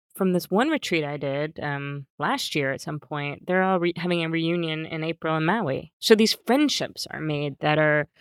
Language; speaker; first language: English; native; English